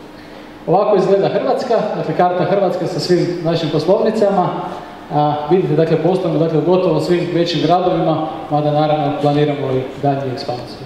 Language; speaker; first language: Croatian; native; Croatian